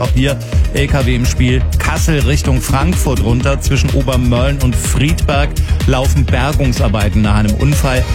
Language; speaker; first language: German; native; German